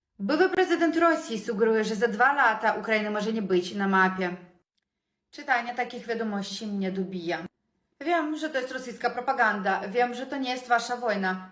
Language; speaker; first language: Polish; non-native, fluent; Ukrainian